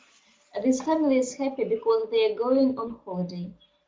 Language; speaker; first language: English; non-native, learner; Russian